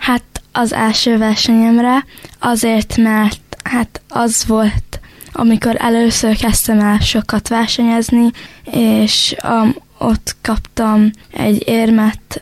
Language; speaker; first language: Hungarian; early bilingual, heritage; Hungarian